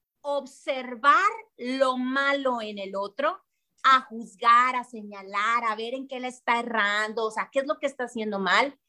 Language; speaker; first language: Spanish; native; Spanish